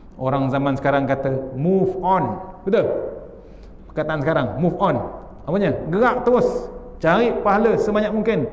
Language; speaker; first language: Malay; native; Malay